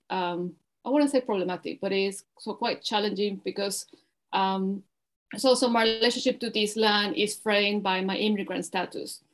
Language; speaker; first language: English; non-native, fluent; Spanish